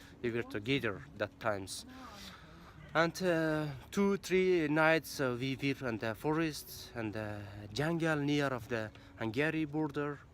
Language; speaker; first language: English; non-native, learner; Persian